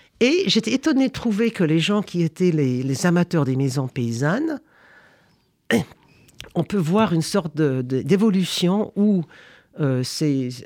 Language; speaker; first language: French; non-native, fluent; English